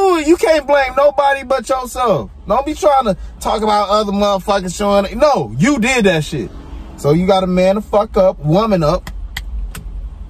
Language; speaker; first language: English; native; English